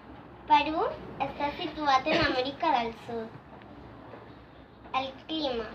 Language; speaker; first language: Catalan; early bilingual, other home language; Spanish